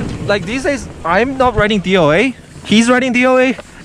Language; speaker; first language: English; non-native, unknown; Chinese